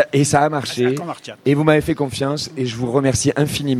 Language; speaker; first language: French; native; French